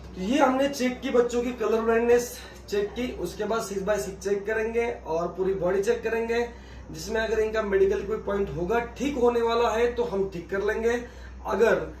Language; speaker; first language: Hindi; non-native, local second language; Marathi